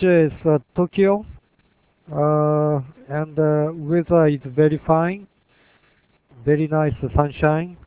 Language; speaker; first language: English; non-native, learner; Japanese